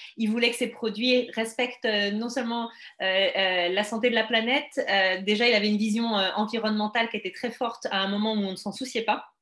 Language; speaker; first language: French; native; French